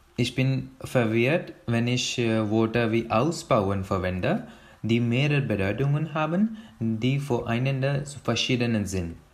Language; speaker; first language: German; non-native, learner; Hindi